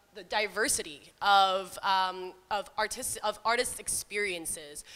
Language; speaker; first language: English; native; English